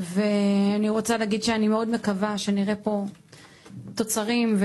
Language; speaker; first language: Hebrew; native; Hebrew